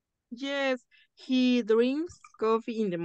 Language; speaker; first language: English; non-native, learner; Spanish